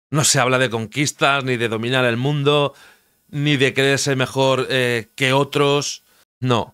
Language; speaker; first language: Spanish; native; Spanish